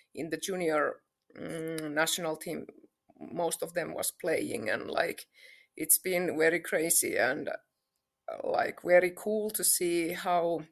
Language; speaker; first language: English; non-native, fluent; Finnish